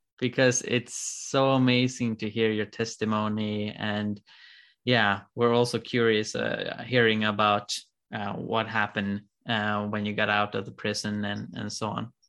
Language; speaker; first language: English; non-native, fluent; Swedish